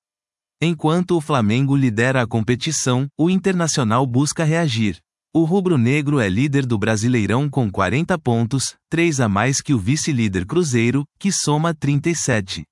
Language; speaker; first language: Portuguese; native; Portuguese